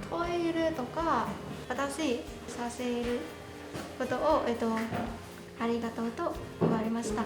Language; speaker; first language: Japanese; non-native, learner; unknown